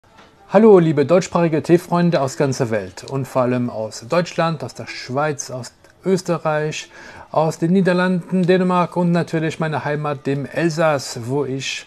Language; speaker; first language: German; non-native, local second language; French